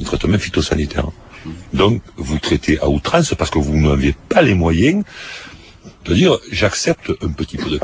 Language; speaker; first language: French; native; French